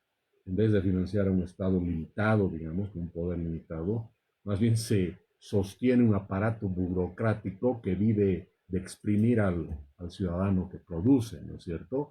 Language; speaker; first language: Spanish; native; Spanish